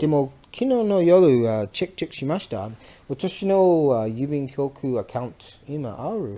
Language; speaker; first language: Japanese; non-native, learner; English